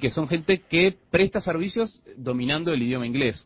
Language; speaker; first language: Spanish; native; Spanish